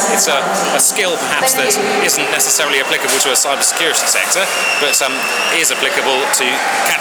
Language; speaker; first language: English; native; English